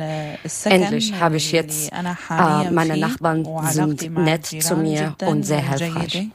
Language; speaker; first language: German; non-native, learner; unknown